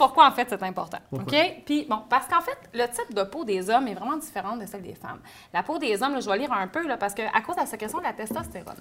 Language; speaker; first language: French; native; French